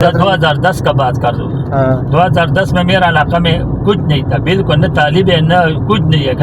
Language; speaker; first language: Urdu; non-native, local second language; Pashto